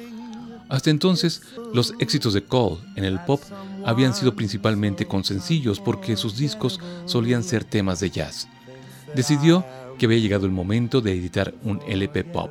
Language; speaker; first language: Spanish; native; Spanish